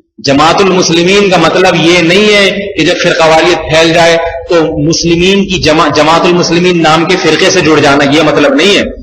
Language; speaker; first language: Urdu; native; Urdu